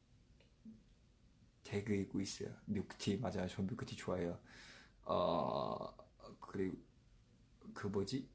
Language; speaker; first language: Korean; non-native, fluent; Chinese